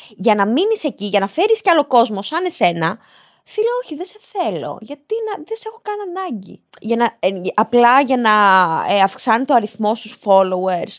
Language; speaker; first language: Greek; early bilingual, other home language; Albanian